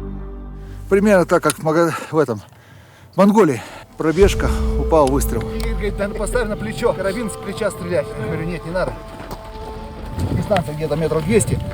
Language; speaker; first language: Russian; native; Russian